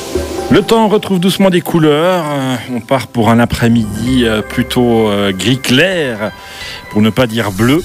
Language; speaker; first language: French; native; French